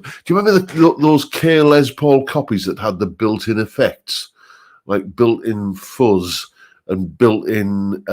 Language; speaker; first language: English; native; English